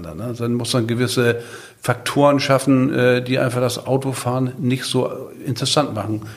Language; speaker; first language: German; native; German